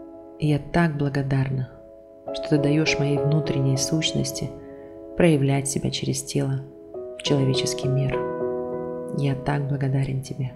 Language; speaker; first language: Russian; native; Russian